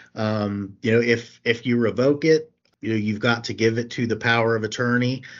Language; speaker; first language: English; native; English